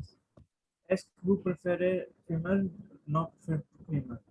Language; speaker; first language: French; non-native, learner; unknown